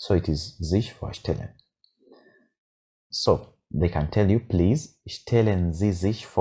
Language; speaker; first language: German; non-native, fluent; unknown